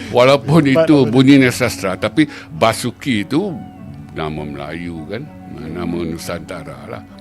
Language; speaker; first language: Malay; native; Malay